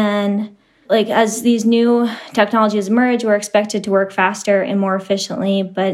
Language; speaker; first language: English; native; English